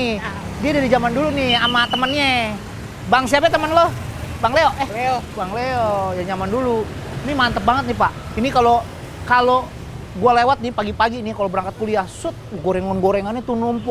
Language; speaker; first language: Indonesian; native; Indonesian